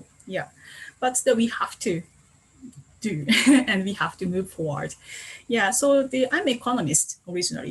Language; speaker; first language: English; non-native, fluent; Japanese